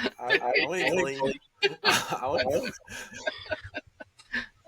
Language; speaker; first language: English; native; English